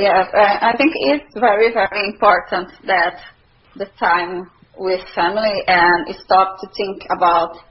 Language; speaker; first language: English; non-native, learner; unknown